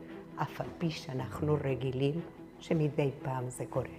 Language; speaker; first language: Hebrew; non-native, fluent; Spanish